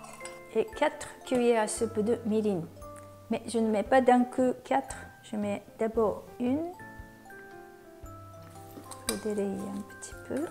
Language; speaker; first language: French; non-native, fluent; Japanese